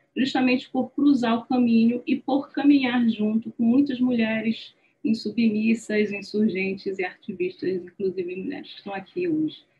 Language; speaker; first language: Portuguese; native; Portuguese